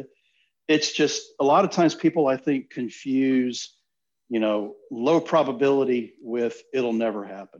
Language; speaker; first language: English; native; English